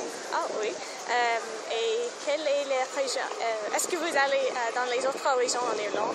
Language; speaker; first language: French; non-native, learner; English